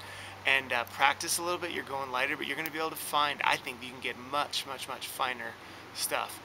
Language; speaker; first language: English; native; English